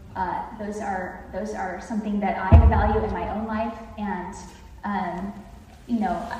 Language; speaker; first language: English; native; English